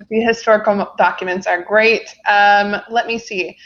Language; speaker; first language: English; native; English